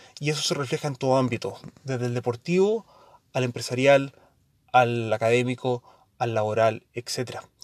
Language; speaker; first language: Spanish; early bilingual, heritage; Spanish